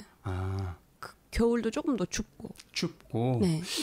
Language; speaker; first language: Korean; non-native, fluent; Turkish